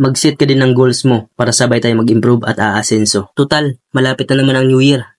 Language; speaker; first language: Filipino; non-native, local second language; Cebuano